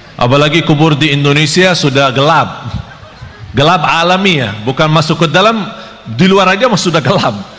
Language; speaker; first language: Malay; non-native, fluent; Arabic